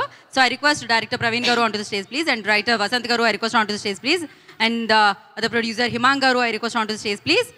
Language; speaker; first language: Telugu; native; Telugu